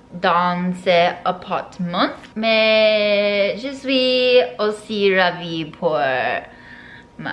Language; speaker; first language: French; non-native, learner; English